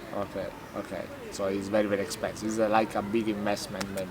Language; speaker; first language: English; non-native, learner; Italian